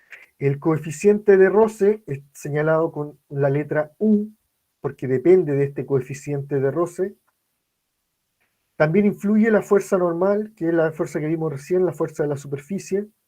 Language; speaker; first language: Spanish; native; Spanish